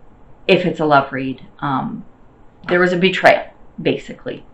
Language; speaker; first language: English; native; English